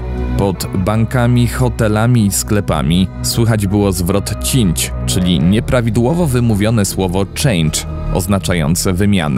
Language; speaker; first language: Polish; native; Polish